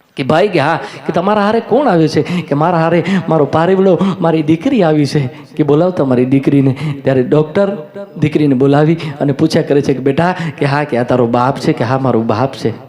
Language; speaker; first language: Gujarati; non-native, local second language; Kachhi